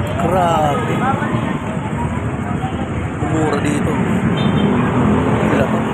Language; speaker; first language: Filipino; native; Filipino